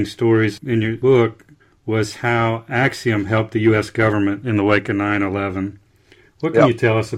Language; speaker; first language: English; native; English